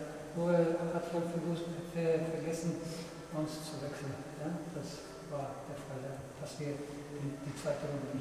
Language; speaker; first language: German; non-native, fluent; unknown